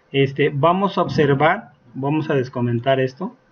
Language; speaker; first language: Spanish; native; Spanish